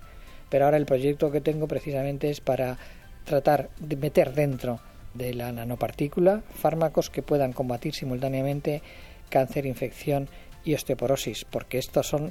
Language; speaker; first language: Spanish; native; Spanish